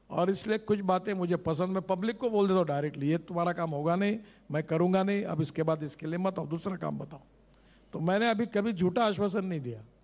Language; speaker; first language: Hindi; non-native, local second language; Marathi